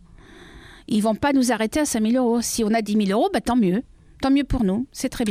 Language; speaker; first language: French; native; French